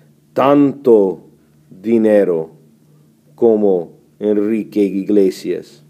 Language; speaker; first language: Spanish; non-native, fluent; English